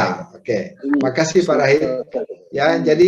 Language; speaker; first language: Indonesian; native; Indonesian